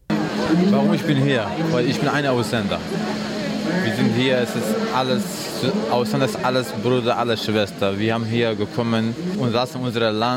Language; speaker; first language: German; non-native, learner; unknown